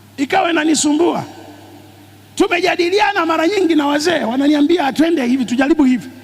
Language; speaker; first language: Swahili; native; Swahili